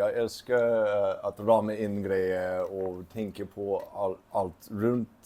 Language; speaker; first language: Swedish; non-native, fluent; English